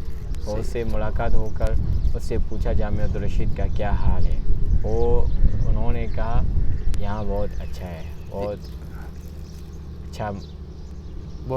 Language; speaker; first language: Hindi; non-native, learner; Burmese